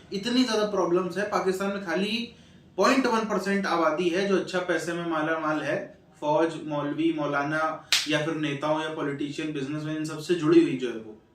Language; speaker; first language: Hindi; native; Hindi